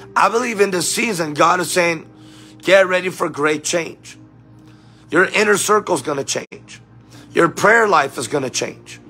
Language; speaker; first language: English; native; English